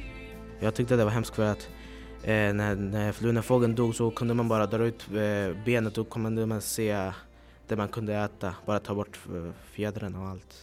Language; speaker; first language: Swedish; early bilingual, other home language; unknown